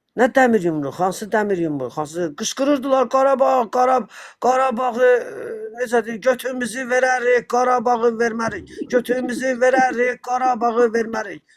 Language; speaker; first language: Azerbaijani; native; Azerbaijani